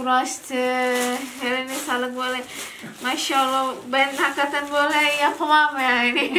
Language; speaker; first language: Turkish; non-native, learner; Indonesian